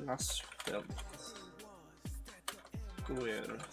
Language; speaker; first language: Welsh; non-native, learner; English